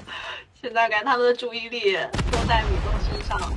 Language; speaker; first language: Chinese; native; Chinese